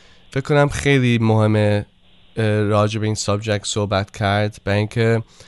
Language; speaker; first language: Persian; early bilingual, heritage; Persian